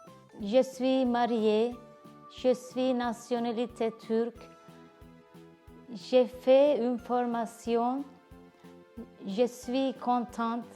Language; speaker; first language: French; non-native, learner; Turkish